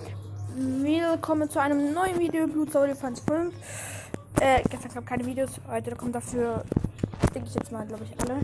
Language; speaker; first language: German; native; German